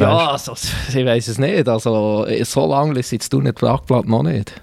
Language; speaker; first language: German; native; German